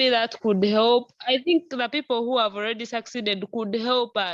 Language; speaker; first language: English; non-native, local second language; Nyankole